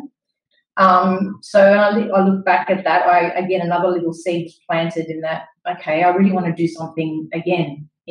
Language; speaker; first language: English; native; English